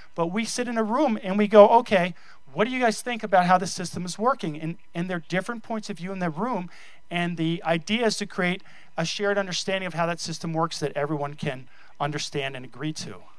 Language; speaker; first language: English; native; English